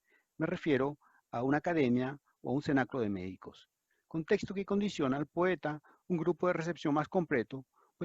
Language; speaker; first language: Spanish; native; Spanish